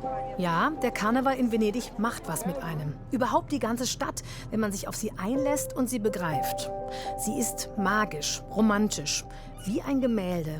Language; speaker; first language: German; native; German